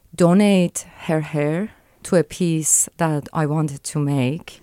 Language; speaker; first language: English; non-native, fluent; Persian